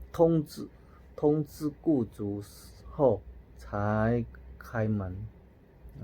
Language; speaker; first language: Chinese; non-native, fluent; Indonesian